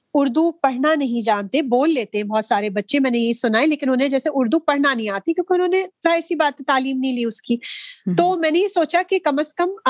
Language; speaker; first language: Urdu; native; Urdu